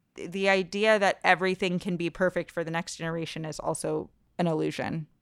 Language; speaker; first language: English; native; English